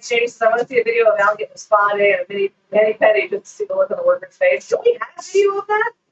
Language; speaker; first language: English; native; English